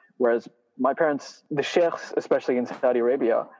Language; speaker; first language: English; non-native, fluent; Arabic